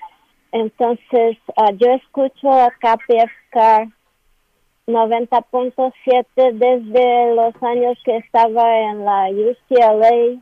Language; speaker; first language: Spanish; non-native, learner; Portuguese